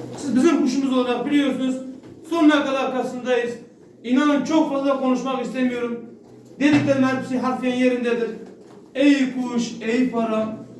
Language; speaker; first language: Turkish; native; Turkish